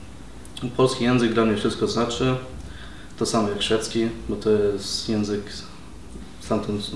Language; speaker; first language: Polish; early bilingual, heritage; Swedish